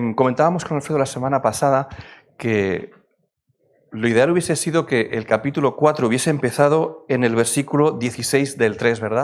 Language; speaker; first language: Spanish; native; Spanish